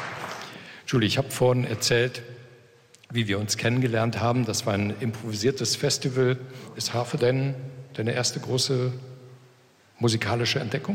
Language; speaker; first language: German; native; German